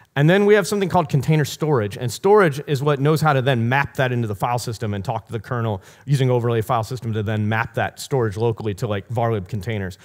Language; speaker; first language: English; native; English